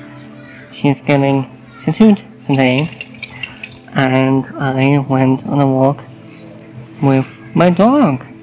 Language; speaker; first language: English; non-native, fluent; German